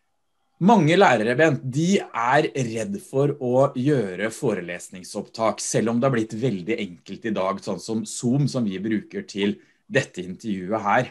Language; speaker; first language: Norwegian; native; Norwegian